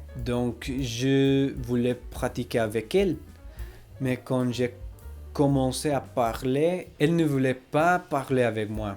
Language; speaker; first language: French; non-native, learner; English